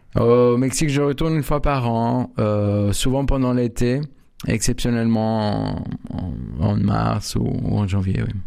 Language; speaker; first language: French; non-native, fluent; Spanish